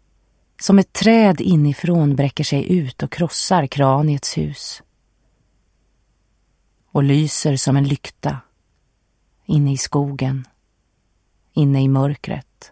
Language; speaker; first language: Swedish; native; Swedish